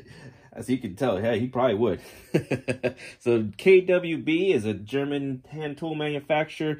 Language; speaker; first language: English; native; English